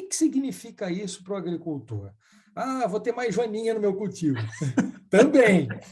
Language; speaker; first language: Portuguese; native; Portuguese